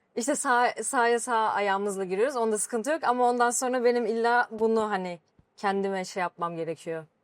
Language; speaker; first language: Turkish; early bilingual, heritage; Turkish